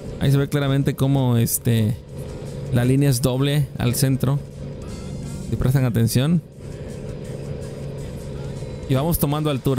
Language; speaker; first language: Spanish; native; Spanish